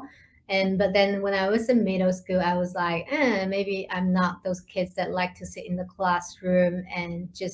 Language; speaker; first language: English; non-native, fluent; Chinese